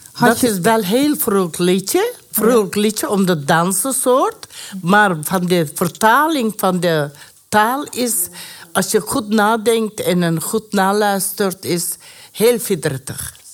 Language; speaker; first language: Dutch; non-native, learner; Persian